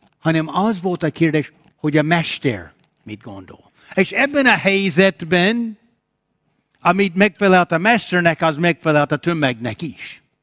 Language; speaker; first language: Hungarian; non-native, fluent; English